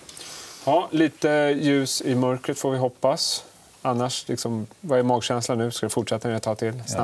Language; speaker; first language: Swedish; native; Swedish